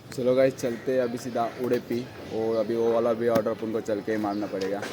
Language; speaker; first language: Hindi; non-native, local second language; Marathi